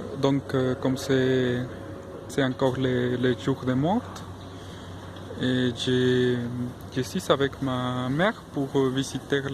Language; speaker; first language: French; non-native, fluent; Spanish